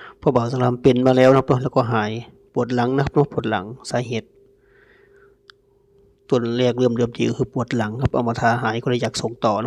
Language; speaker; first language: Thai; native; Thai